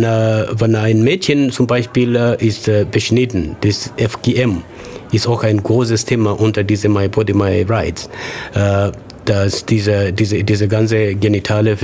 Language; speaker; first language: German; non-native, fluent; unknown